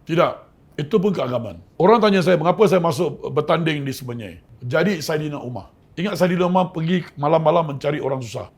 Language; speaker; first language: Malay; non-native, local second language; Chinese